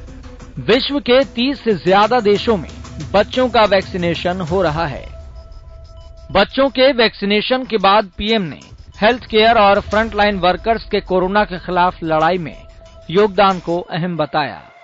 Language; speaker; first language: Hindi; native; Hindi